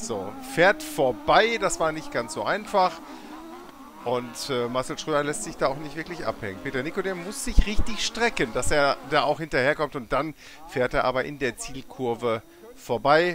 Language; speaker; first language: German; native; German